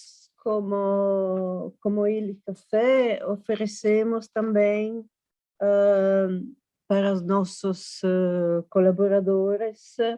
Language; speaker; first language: Portuguese; non-native, fluent; Italian